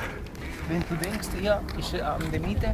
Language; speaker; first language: German; non-native, learner; Italian